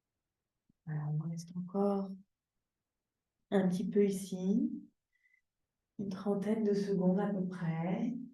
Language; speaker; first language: French; native; French